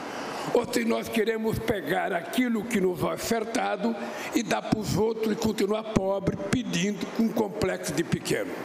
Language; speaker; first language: Portuguese; native; Portuguese